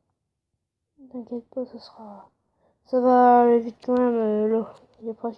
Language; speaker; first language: French; native; French